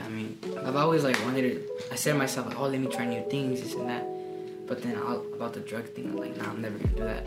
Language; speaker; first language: English; native; English